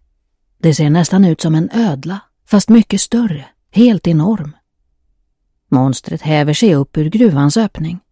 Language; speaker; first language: Swedish; native; Swedish